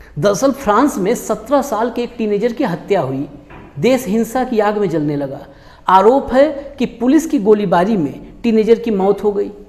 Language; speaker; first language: Hindi; native; Hindi